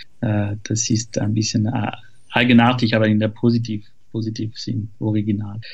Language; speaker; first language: German; non-native, fluent; French